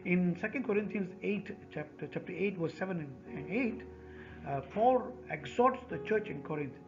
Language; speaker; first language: English; non-native, local second language; Tamil